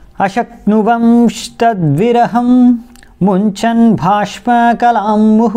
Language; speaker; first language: Hindi; non-native, local second language; Bangla